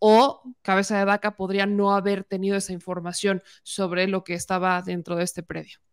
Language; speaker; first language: Spanish; native; Spanish